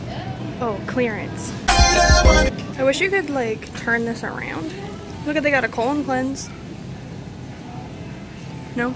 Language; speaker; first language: English; native; English